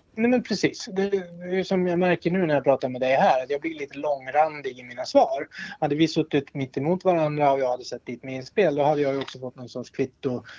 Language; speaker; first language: Swedish; native; Swedish